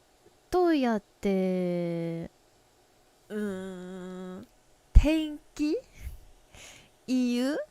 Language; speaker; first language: Japanese; non-native, learner; English